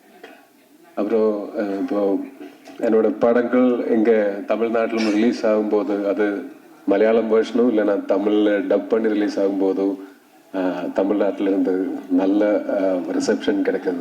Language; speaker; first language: Tamil; non-native, local second language; Malayalam